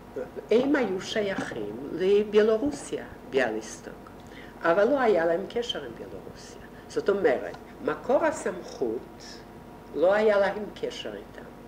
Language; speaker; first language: Hebrew; non-native, fluent; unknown